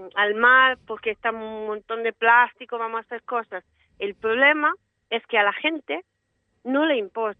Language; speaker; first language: Spanish; non-native, fluent; Italian